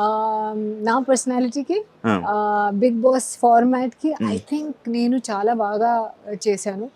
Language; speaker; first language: Telugu; non-native, learner; Hindi